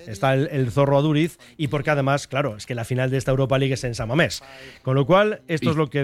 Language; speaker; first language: Spanish; native; Spanish